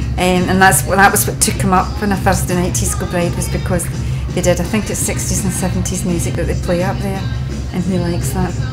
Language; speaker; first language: English; native; English